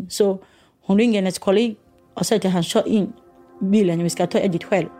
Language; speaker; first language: Swedish; non-native, learner; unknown